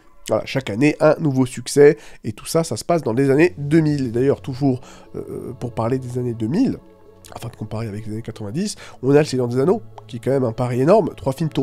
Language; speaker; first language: French; native; French